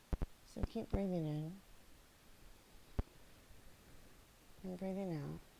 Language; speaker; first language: English; native; English